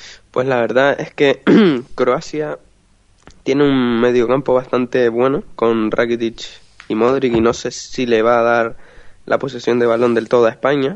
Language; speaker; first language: Spanish; native; Spanish